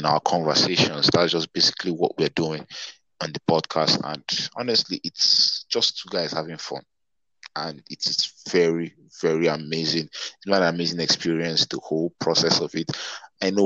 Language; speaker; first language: English; non-native, local second language; Igbo